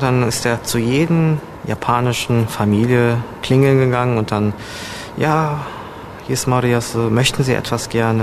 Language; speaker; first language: German; early bilingual, other home language; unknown